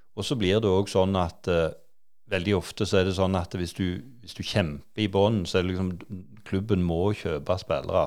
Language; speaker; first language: Norwegian; native; Norwegian